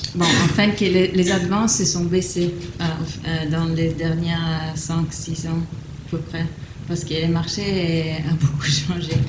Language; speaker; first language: French; non-native, fluent; Italian